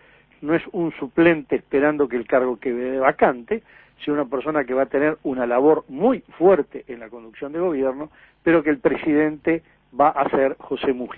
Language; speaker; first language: Spanish; native; Spanish